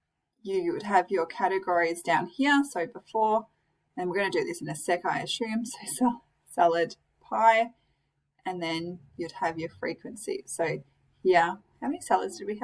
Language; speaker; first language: English; native; English